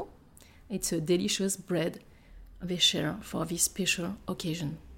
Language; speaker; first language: English; non-native, fluent; French